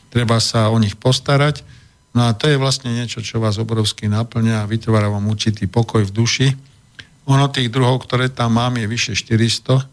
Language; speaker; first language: Slovak; native; Slovak